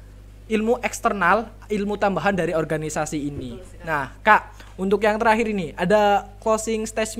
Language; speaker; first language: Indonesian; native; Indonesian